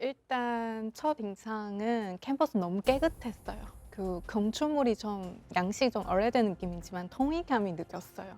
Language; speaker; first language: Korean; non-native, local second language; Chinese